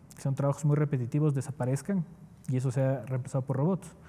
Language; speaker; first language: Spanish; native; Spanish